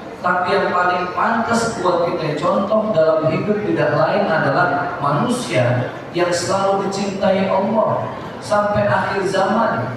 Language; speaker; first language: Indonesian; native; Indonesian